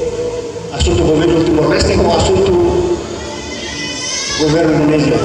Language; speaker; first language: Portuguese; non-native, learner; Tetum